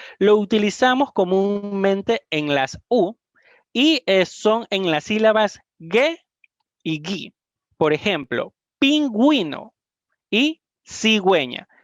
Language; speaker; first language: Spanish; native; Spanish